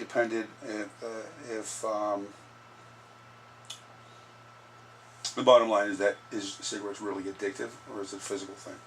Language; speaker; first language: English; native; English